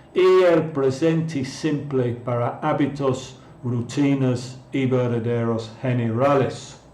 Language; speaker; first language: Spanish; non-native, fluent; English